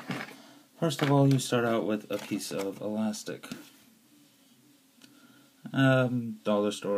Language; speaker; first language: English; native; English